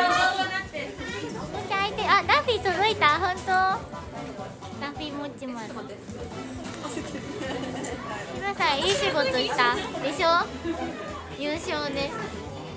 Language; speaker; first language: Japanese; native; Japanese